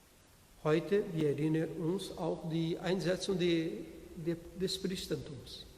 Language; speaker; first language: German; non-native, learner; Portuguese